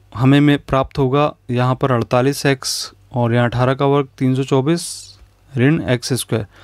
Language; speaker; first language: Hindi; native; Hindi